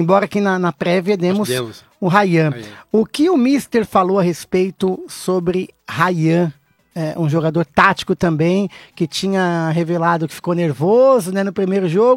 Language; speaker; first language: Portuguese; native; Portuguese